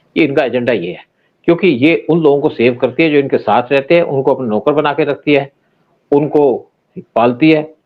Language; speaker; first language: Hindi; native; Hindi